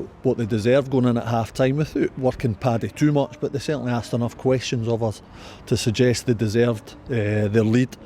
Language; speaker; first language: English; native; English